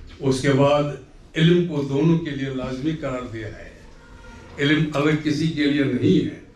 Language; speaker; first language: Urdu; non-native, local second language; Kashmiri